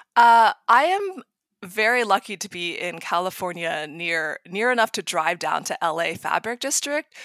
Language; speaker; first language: English; native; English